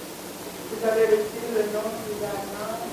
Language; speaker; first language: French; non-native, fluent; Vietnamese